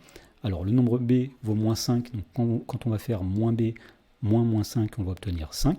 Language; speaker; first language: French; native; French